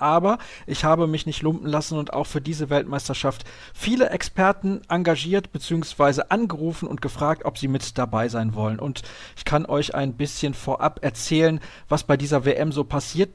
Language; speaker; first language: German; native; German